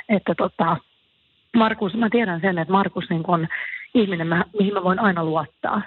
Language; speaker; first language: Finnish; native; Finnish